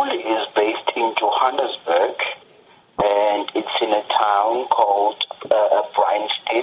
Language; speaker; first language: English; non-native, local second language; Xhosa